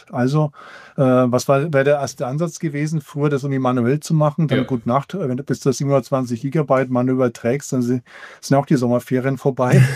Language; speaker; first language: German; native; German